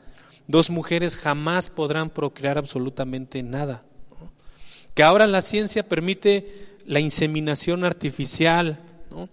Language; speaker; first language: Spanish; native; Spanish